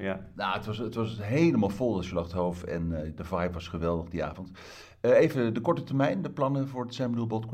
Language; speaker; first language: Dutch; native; Dutch